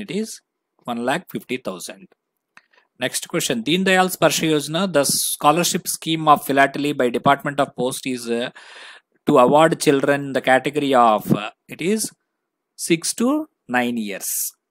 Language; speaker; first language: English; non-native, local second language; Telugu